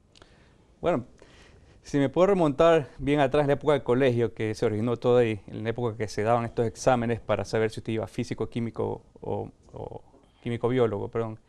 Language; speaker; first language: Spanish; native; Spanish